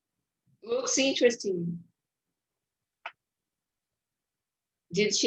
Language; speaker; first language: English; non-native, fluent; Portuguese